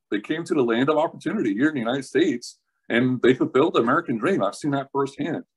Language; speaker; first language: English; native; English